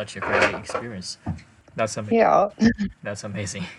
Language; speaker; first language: English; non-native, fluent; Chinese